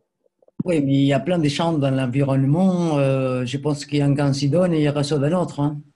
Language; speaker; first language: French; native; French